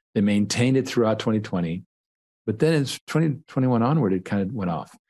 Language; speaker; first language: English; native; English